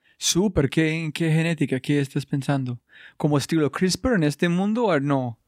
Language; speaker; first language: Spanish; non-native, learner; English